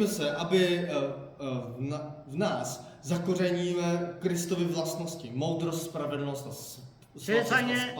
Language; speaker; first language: Czech; non-native, fluent; Korean